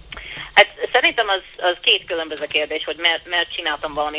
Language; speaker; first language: Hungarian; early bilingual, heritage; Hungarian